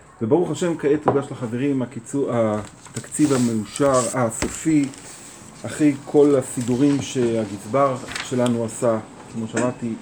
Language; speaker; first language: Hebrew; native; Hebrew